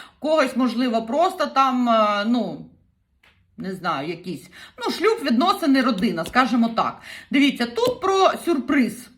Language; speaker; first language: Ukrainian; non-native, local second language; Russian